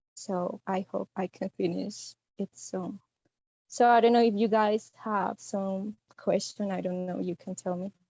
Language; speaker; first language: English; non-native, fluent; Spanish